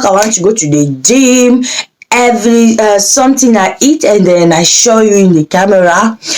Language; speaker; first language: English; non-native, learner; French